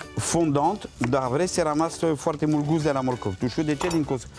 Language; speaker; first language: Romanian; non-native, learner; French